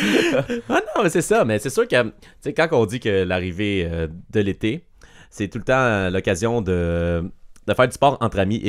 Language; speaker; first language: French; native; French